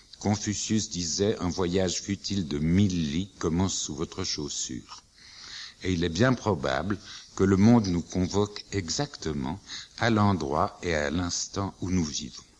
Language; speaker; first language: French; native; French